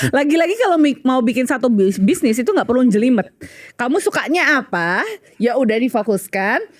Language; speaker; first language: Indonesian; native; Indonesian